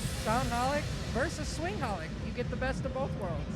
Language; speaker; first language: English; native; English